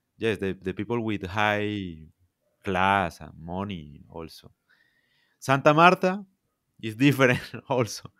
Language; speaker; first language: English; non-native, learner; Spanish